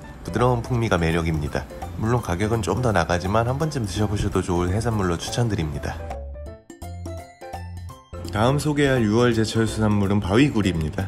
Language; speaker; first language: Korean; native; Korean